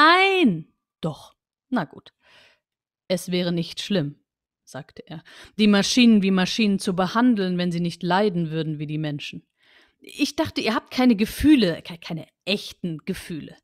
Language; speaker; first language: German; native; German